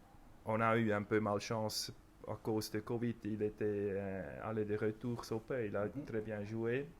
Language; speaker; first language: French; non-native, local second language; German